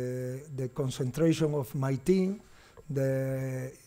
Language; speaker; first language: English; non-native, learner; Portuguese